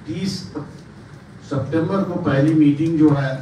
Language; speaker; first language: Hindi; non-native, local second language; Marathi